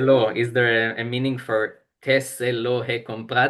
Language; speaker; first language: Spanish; non-native, learner; English